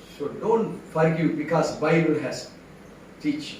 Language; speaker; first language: English; non-native, local second language; Tamil